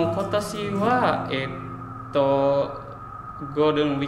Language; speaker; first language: Japanese; non-native, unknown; Indonesian